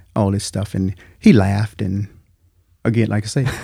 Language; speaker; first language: English; native; English